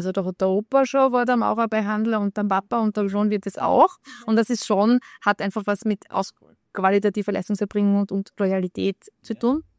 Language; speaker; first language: German; native; German